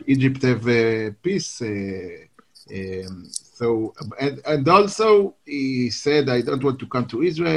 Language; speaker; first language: English; non-native, learner; Hebrew